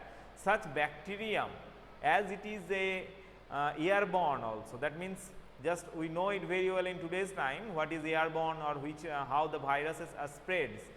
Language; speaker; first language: English; non-native, local second language; Bangla